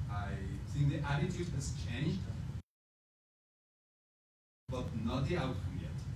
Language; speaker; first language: English; non-native, fluent; Spanish